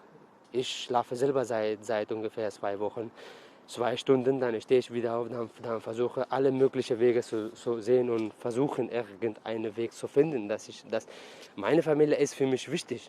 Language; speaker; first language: German; non-native, learner; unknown